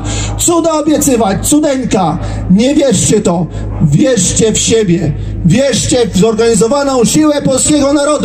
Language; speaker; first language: Polish; native; Polish